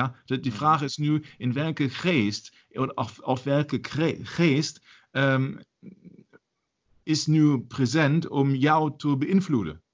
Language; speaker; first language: Dutch; non-native, learner; German